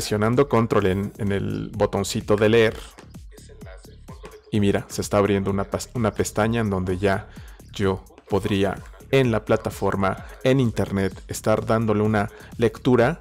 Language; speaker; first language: Spanish; native; Spanish